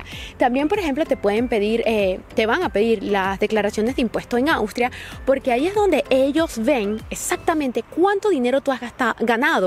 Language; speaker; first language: Spanish; native; Spanish